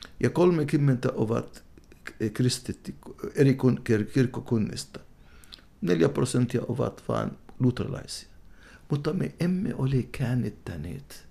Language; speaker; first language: Finnish; non-native, fluent; Arabic